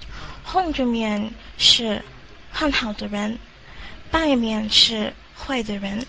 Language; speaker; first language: Chinese; non-native, learner; English